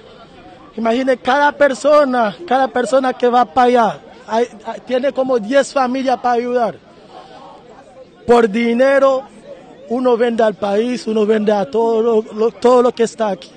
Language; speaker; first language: Spanish; non-native, fluent; Haitian Creole